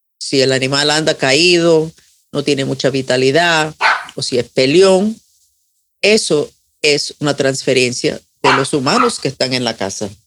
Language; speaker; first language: Spanish; non-native, fluent; English